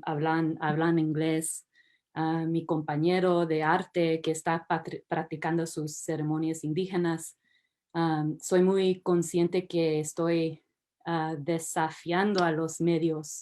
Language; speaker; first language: Spanish; early bilingual, heritage; English